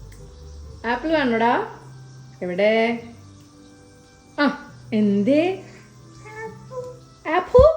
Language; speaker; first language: Malayalam; native; Malayalam